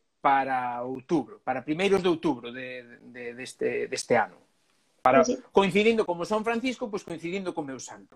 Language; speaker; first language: Galician; non-native, local second language; Spanish